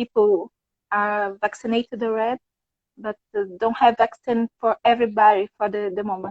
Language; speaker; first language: English; non-native, fluent; Portuguese